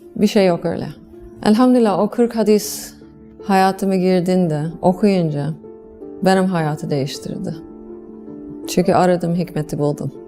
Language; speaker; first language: Turkish; non-native, fluent; English